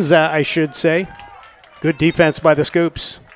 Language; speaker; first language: English; native; English